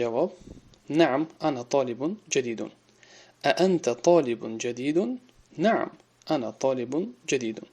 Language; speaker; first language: Arabic; non-native, fluent; Tajik